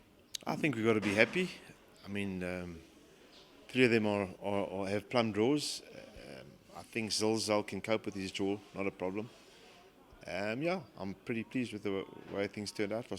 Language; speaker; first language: English; native; English